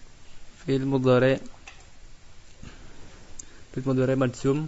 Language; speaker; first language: Arabic; non-native, learner; Indonesian